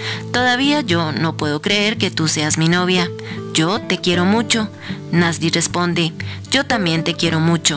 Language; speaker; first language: Spanish; native; Spanish